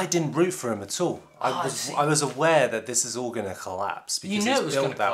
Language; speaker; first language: English; native; English